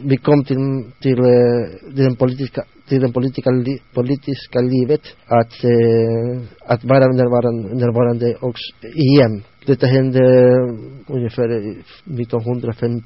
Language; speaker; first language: Swedish; non-native, learner; Spanish